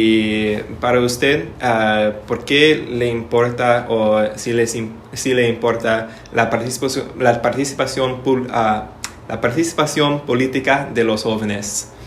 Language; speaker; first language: Spanish; non-native, learner; English